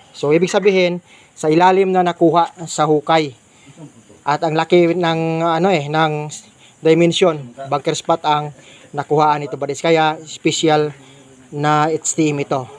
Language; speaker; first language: Filipino; non-native, local second language; Cebuano